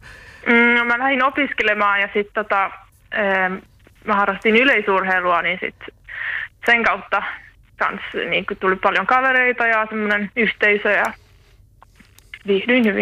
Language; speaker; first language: Finnish; native; Finnish